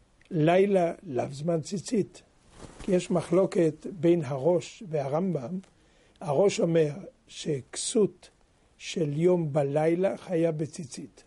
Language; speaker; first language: Hebrew; non-native, fluent; French